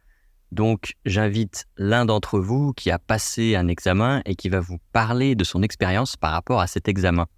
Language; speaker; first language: French; native; French